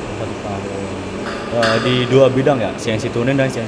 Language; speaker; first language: Indonesian; native; Indonesian